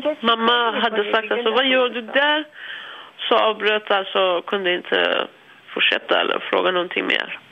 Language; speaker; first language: Swedish; non-native, fluent; Persian